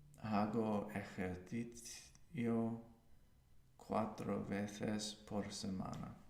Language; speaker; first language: Spanish; non-native, learner; English